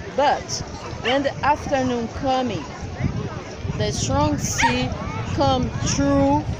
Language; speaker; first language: English; non-native, learner; Portuguese